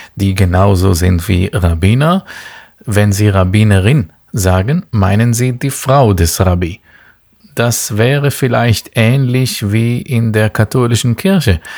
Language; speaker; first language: German; non-native, local second language; Hebrew